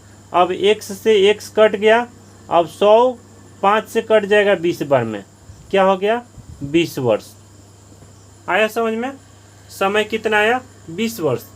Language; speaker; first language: Hindi; native; Hindi